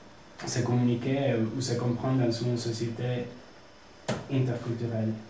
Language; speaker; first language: French; non-native, fluent; Spanish